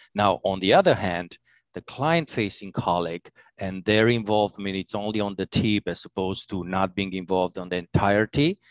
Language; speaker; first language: English; non-native, fluent; Romanian